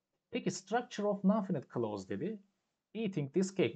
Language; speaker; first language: English; non-native, fluent; Turkish